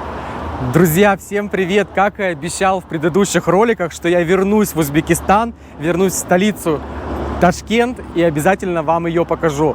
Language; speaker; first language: Russian; native; Russian